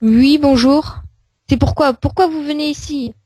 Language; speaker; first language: French; native; French